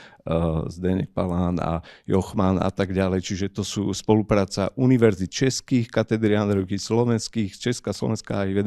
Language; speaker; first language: Slovak; native; Slovak